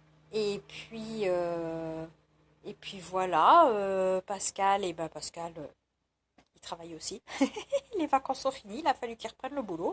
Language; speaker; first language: French; native; French